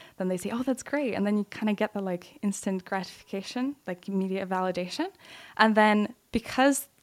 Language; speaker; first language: English; non-native, fluent; Lithuanian